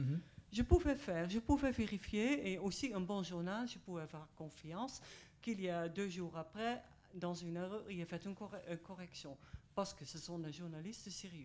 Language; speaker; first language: French; non-native, fluent; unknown